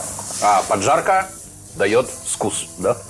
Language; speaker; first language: Russian; native; Russian